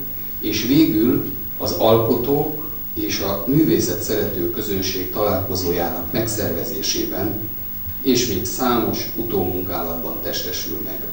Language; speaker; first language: Hungarian; native; Hungarian